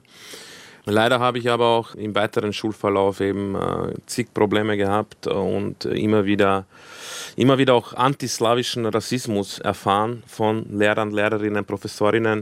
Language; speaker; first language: German; early bilingual, other home language; Croatian